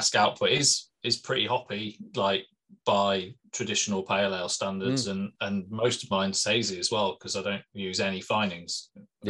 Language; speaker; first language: English; native; English